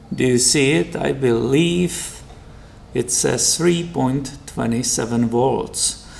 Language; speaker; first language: English; non-native, fluent; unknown